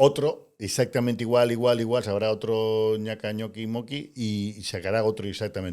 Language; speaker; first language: Spanish; native; Spanish